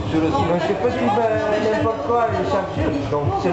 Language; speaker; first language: French; non-native, learner; Romanian